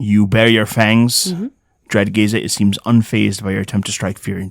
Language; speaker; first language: English; native; English